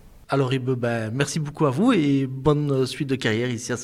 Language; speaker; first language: French; native; French